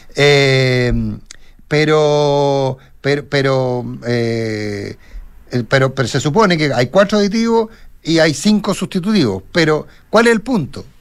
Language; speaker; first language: Spanish; native; Spanish